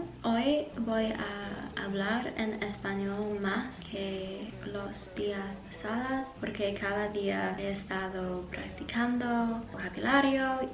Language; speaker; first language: Spanish; non-native, learner; English